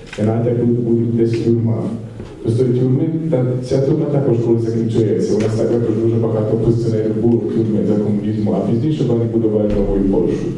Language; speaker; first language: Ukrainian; non-native, learner; Polish